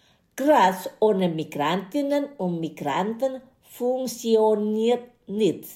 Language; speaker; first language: German; non-native, fluent; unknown